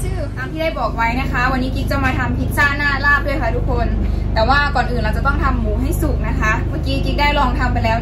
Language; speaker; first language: Thai; native; Thai